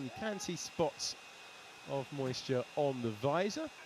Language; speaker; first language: English; native; English